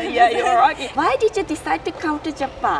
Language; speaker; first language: English; non-native, learner; Japanese